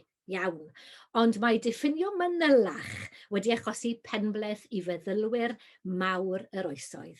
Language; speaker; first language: Welsh; native; Welsh